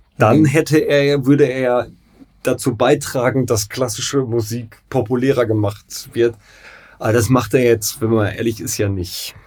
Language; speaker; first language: German; native; German